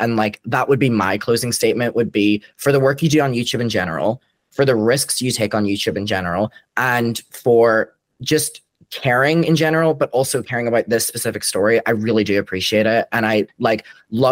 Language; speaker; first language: English; native; English